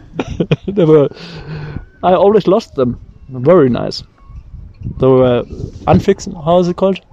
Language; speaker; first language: English; non-native, learner; German